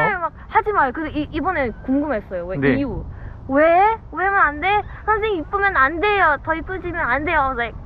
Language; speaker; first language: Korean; non-native, fluent; Filipino